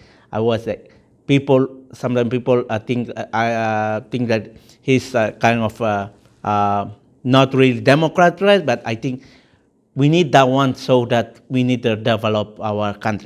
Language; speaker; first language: English; non-native, fluent; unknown